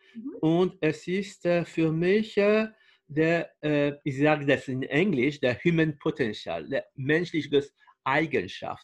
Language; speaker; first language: German; non-native, fluent; French